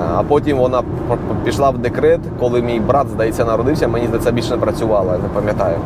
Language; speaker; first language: Ukrainian; non-native, local second language; Russian